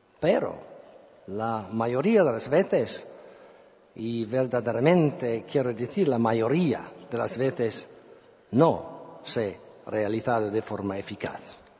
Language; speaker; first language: Spanish; non-native, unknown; English